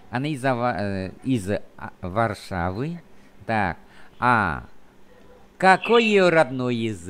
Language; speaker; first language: Russian; non-native, fluent; Vietnamese